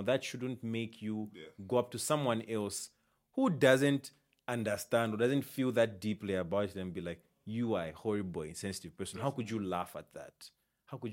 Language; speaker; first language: English; native; English